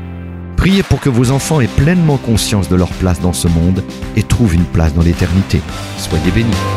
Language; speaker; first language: French; native; French